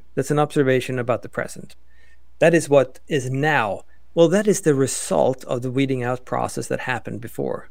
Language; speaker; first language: English; non-native, fluent; Swedish